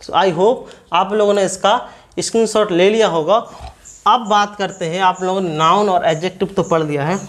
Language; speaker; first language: Hindi; native; Hindi